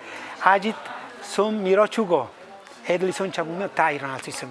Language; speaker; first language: Korean; non-native, fluent; Italian